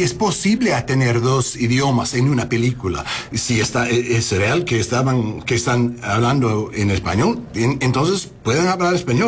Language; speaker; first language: Spanish; non-native, learner; English